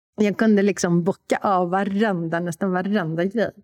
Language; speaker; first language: Swedish; non-native, fluent; Polish